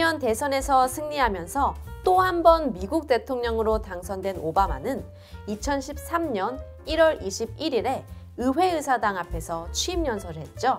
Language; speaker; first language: Korean; native; Korean